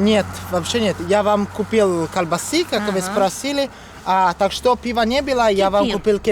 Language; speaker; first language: Russian; non-native, fluent; Italian